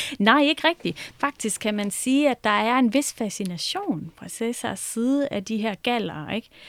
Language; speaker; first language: Danish; native; Danish